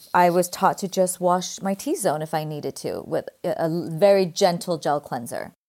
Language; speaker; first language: English; native; English